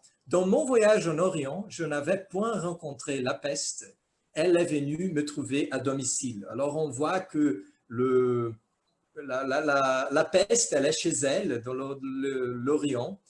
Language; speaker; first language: French; non-native, fluent; Portuguese